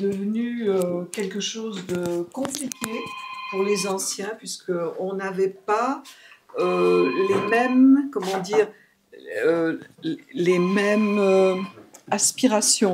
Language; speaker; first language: French; native; French